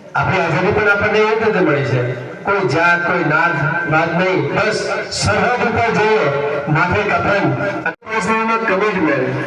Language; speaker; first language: Gujarati; native; Gujarati